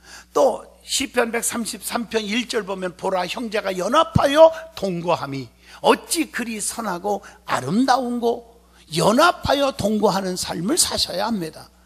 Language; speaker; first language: Korean; native; Korean